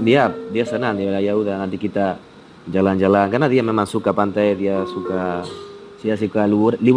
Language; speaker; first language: Indonesian; non-native, fluent; Spanish